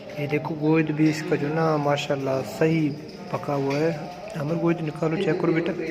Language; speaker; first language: Urdu; non-native, local second language; Baluchi